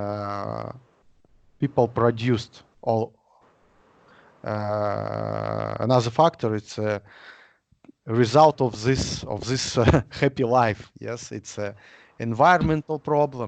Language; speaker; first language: English; non-native, learner; Russian